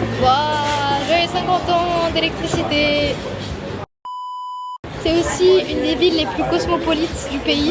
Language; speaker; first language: French; native; French